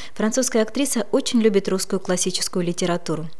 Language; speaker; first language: Russian; native; Russian